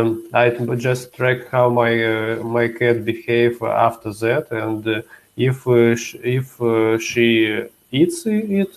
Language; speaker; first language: English; non-native, learner; Russian